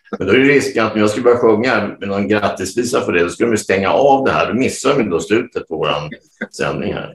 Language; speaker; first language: Swedish; native; Swedish